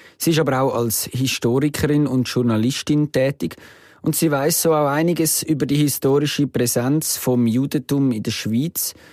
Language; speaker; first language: German; native; German